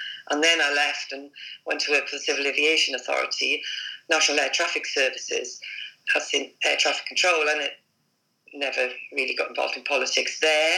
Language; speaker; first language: English; native; English